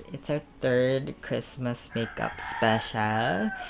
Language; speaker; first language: English; non-native, local second language; Filipino